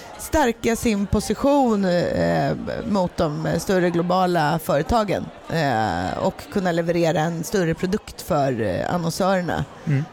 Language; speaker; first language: Swedish; native; Swedish